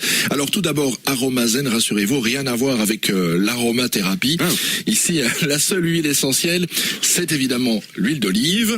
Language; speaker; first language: French; native; French